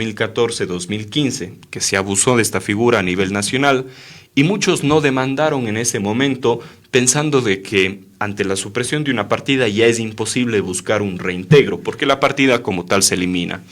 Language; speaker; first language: Spanish; native; Spanish